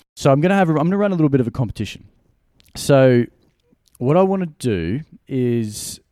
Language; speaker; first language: English; native; English